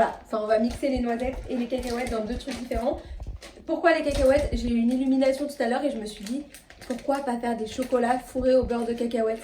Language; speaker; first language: French; native; French